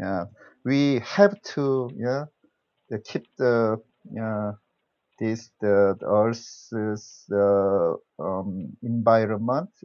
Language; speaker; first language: English; non-native, learner; Korean